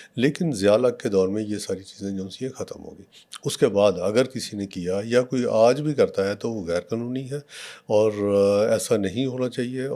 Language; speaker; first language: Urdu; non-native, local second language; Punjabi